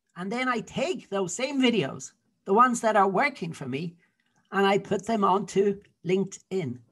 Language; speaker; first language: English; native; English